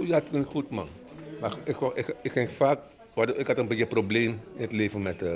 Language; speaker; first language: Dutch; non-native, local second language; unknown